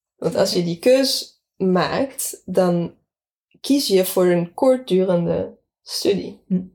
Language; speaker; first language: Dutch; non-native, fluent; Arabic